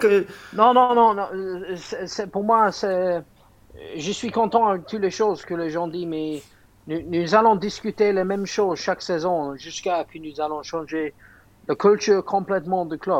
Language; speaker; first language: French; non-native, fluent; English